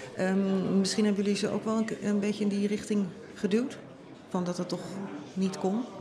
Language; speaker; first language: Dutch; native; Dutch